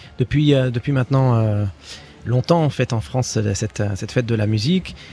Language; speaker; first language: French; native; French